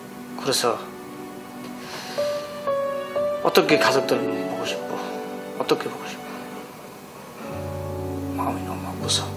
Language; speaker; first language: Korean; non-native, learner; Bangla